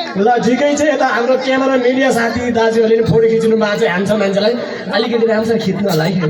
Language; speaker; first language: Nepali; non-native, local second language; Eastern Tamang